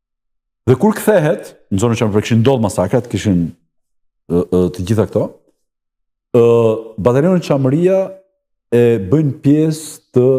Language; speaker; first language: Albanian; native; Albanian